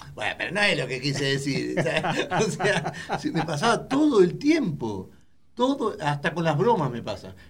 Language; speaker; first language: Spanish; native; Spanish